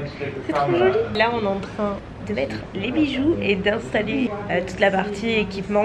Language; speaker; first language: French; native; French